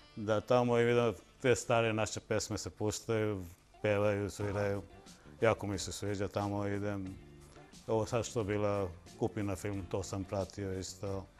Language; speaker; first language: Croatian; non-native, fluent; Bangla